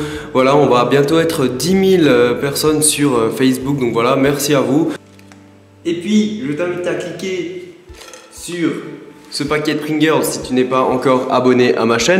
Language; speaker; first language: French; native; French